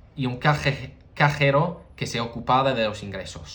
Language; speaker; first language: Spanish; non-native, learner; English